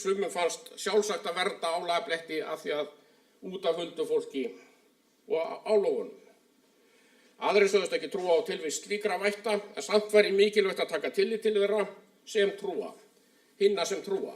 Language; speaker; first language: Icelandic; native; Icelandic